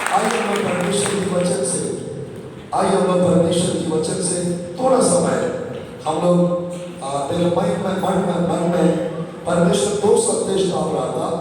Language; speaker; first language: Hindi; non-native, local second language; Telugu